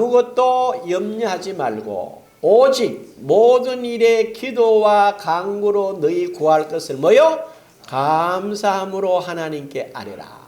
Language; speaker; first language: Korean; native; Korean